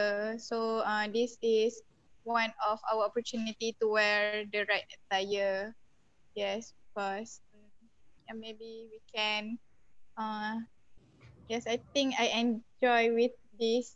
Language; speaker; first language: English; non-native, local second language; Malay